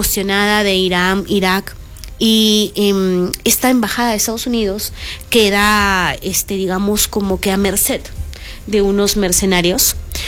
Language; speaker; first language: Spanish; native; Spanish